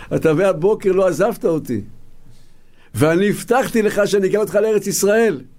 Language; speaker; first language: Hebrew; native; Hebrew